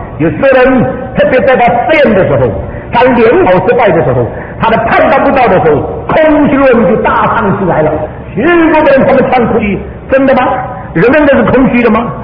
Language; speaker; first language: Chinese; early bilingual, heritage; Chinese